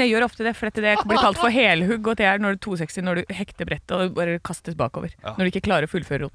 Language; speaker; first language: Norwegian; native; Norwegian